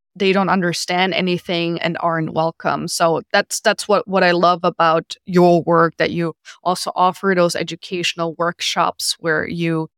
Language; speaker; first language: English; non-native, fluent; German